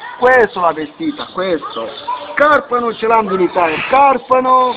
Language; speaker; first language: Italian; non-native, learner; Romanian